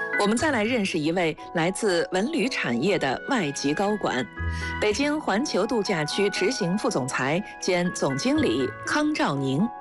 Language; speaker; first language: Chinese; native; Chinese